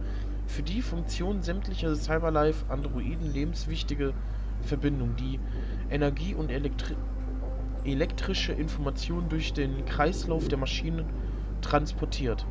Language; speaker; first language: German; native; German